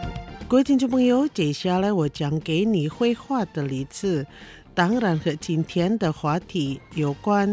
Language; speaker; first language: Chinese; non-native, fluent; Indonesian